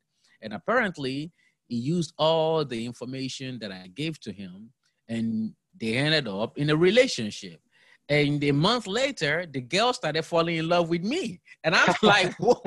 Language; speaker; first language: English; non-native, local second language; Yoruba